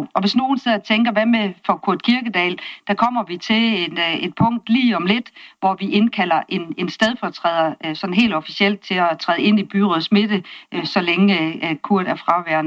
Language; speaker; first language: Danish; native; Danish